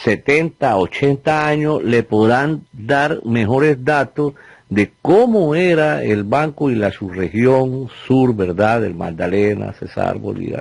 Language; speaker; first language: Spanish; native; Spanish